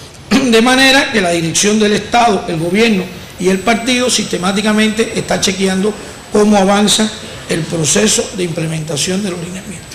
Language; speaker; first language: Spanish; native; Spanish